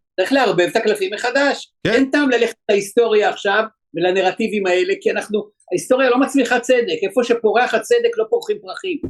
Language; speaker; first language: Hebrew; native; Hebrew